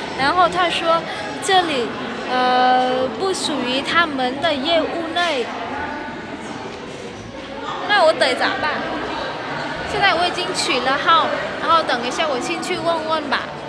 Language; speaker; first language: Chinese; non-native, fluent; Vietnamese